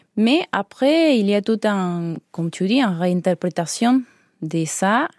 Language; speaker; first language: French; non-native, learner; Spanish